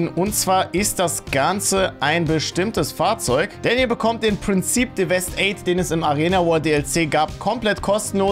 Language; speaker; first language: German; native; German